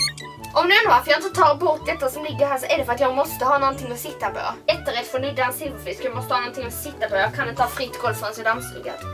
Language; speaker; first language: Swedish; native; Swedish